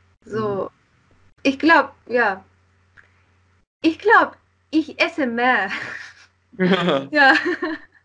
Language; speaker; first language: German; non-native, learner; Turkish